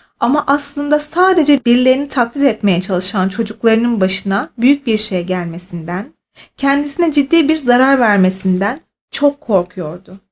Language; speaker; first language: Turkish; native; Turkish